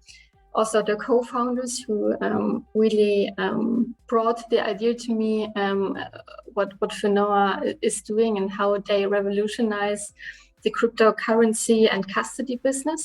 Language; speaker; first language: English; non-native, fluent; German